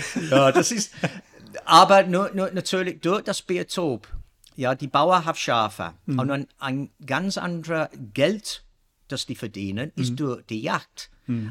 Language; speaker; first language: German; non-native, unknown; English